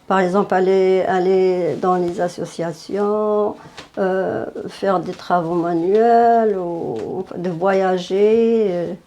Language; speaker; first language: French; non-native, fluent; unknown